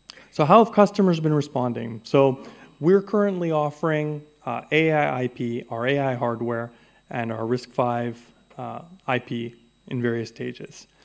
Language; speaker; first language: English; native; English